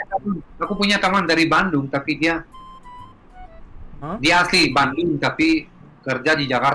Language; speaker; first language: Indonesian; non-native, fluent; Hebrew